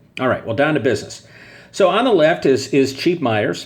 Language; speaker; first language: English; native; English